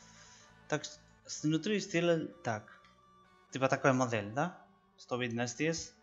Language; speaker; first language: Russian; non-native, learner; Spanish